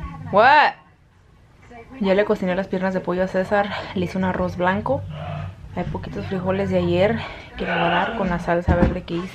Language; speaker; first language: Spanish; early bilingual, heritage; Spanish